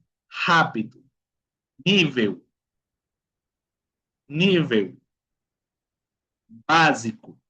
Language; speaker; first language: Portuguese; non-native, fluent; Spanish